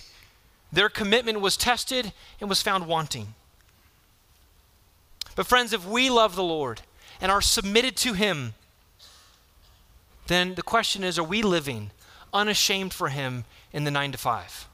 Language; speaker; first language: English; native; English